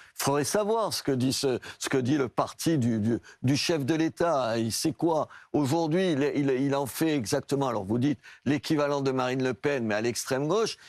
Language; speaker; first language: French; native; French